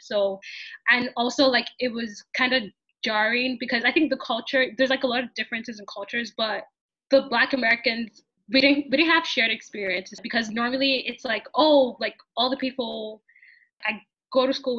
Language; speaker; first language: English; non-native, local second language; Yoruba